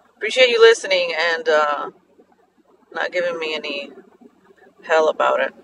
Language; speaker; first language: English; early bilingual, other home language; Spanish